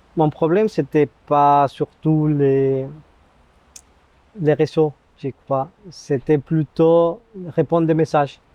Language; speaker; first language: French; non-native, fluent; Spanish